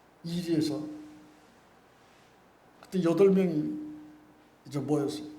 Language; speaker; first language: Korean; native; Korean